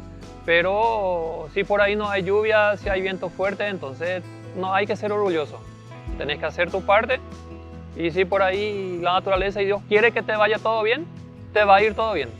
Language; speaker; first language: Spanish; early bilingual, other home language; German